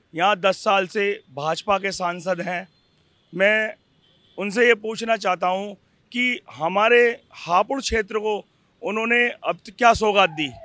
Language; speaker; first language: Hindi; native; Hindi